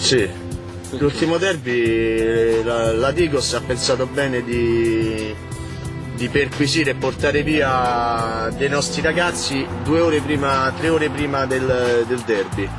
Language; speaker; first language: Italian; native; Italian